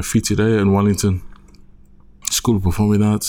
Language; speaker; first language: English; native; English